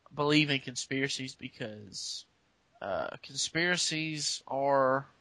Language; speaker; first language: English; native; English